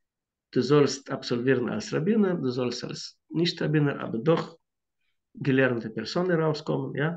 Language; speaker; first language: German; non-native, fluent; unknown